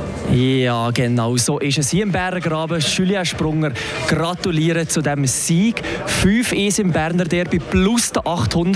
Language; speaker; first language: German; native; German